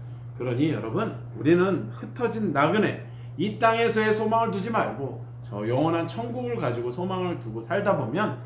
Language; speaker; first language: Korean; native; Korean